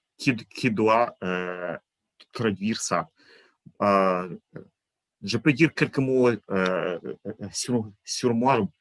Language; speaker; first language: French; non-native, fluent; Ukrainian